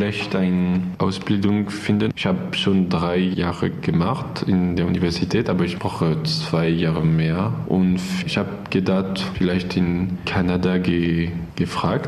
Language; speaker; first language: German; non-native, fluent; French